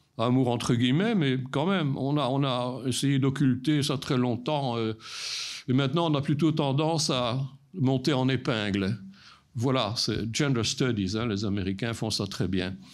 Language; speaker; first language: French; native; French